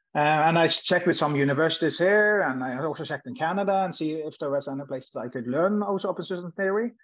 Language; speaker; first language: English; non-native, fluent; Norwegian